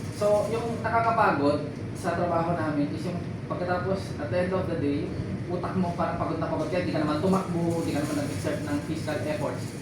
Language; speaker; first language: Filipino; non-native, local second language; Iloko